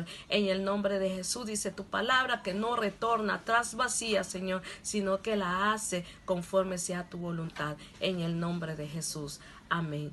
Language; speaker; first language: Spanish; non-native, local second language; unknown